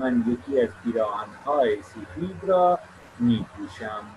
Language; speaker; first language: Persian; non-native, fluent; Urdu